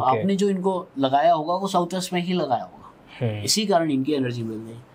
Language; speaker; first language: Hindi; native; Hindi